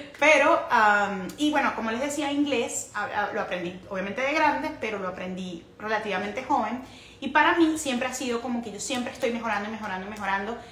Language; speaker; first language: Spanish; native; Spanish